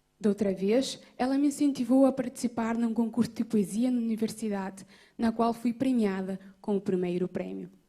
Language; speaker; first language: Portuguese; non-native, local second language; Kabuverdianu